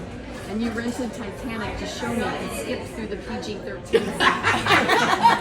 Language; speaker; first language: English; native; English